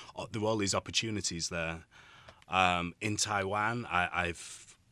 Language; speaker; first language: English; native; English